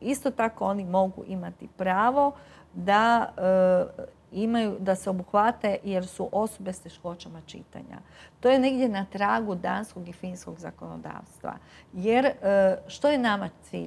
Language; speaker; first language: Croatian; native; Croatian